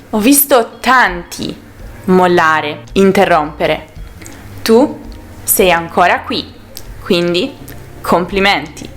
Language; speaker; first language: Italian; native; Italian